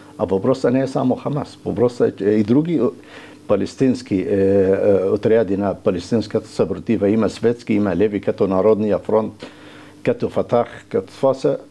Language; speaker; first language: Bulgarian; non-native, fluent; Arabic